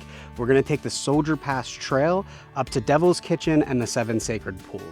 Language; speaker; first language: English; native; English